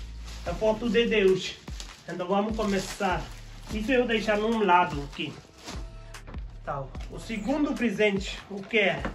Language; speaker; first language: Portuguese; non-native, learner; Hindi